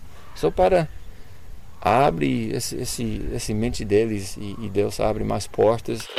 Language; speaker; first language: Portuguese; non-native, learner; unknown